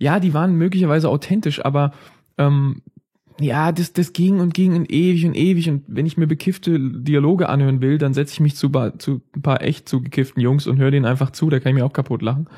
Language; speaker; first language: German; native; German